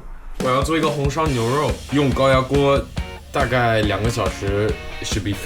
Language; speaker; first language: Chinese; non-native, local second language; English